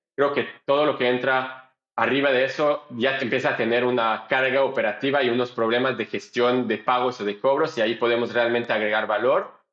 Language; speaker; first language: Spanish; non-native, fluent; French